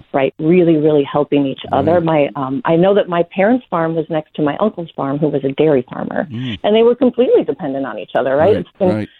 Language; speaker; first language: English; native; English